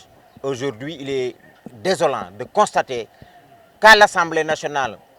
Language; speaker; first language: French; non-native, local second language; Wolof